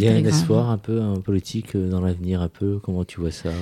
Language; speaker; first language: French; native; French